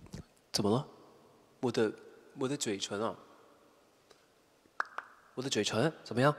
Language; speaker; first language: Chinese; non-native, fluent; English